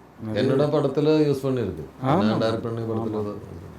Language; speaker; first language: Tamil; non-native, fluent; Malayalam